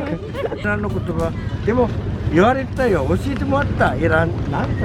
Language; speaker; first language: Japanese; native; Japanese